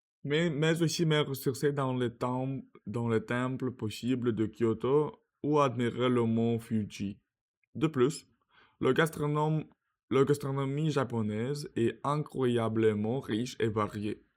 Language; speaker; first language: French; non-native, learner; Russian